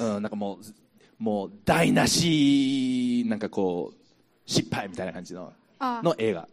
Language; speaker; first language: Japanese; non-native, local second language; English